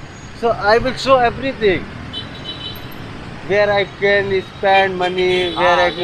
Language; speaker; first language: English; non-native, learner; Hindi